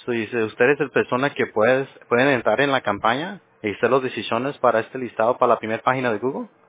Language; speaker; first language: Spanish; early bilingual, heritage; Spanish